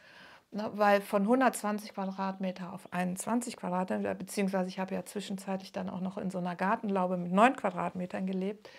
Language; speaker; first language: German; native; German